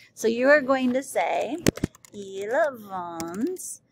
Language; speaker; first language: English; native; English